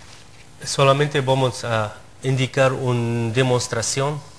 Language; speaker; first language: Spanish; non-native, fluent; Arabic